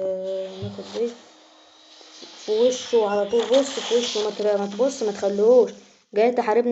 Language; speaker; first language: Arabic; native; Arabic